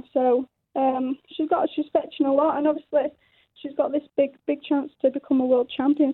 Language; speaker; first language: English; native; English